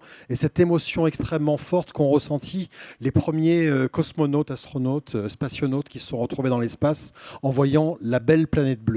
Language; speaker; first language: French; native; French